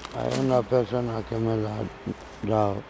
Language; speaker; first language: Spanish; non-native, learner; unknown